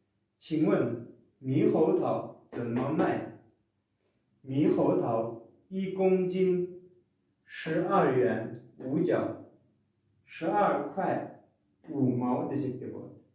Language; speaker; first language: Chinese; non-native, fluent; Kazakh